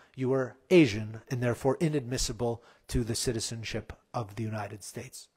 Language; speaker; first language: English; native; English